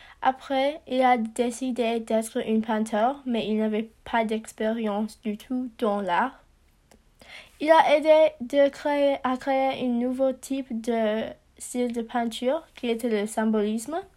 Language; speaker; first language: French; non-native, learner; English